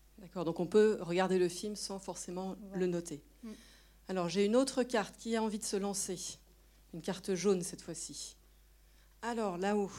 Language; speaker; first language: French; native; French